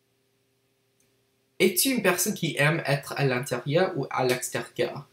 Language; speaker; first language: French; non-native, learner; English